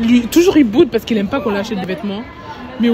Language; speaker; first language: French; native; French